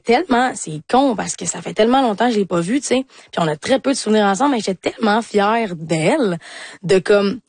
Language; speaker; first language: French; native; French